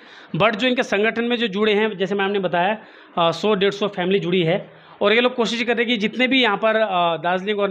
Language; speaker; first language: Hindi; native; Hindi